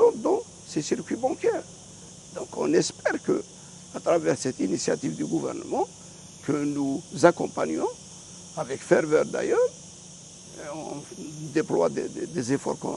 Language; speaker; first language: French; non-native, local second language; Arabic